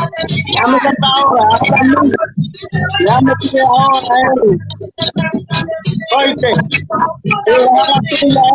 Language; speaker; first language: Spanish; non-native, learner; Haitian Creole